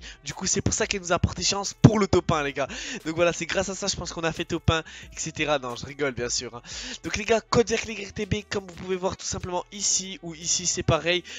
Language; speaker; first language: French; native; French